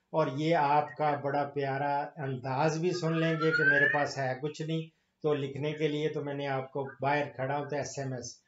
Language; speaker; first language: Urdu; native; Urdu